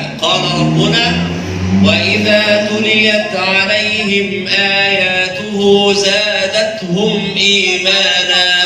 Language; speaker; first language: Arabic; native; Arabic